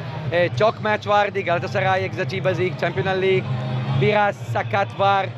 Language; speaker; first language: Turkish; non-native, learner; Italian